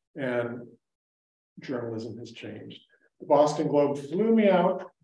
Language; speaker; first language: English; native; English